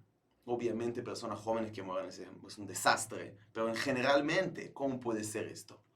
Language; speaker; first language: Spanish; non-native, fluent; Hebrew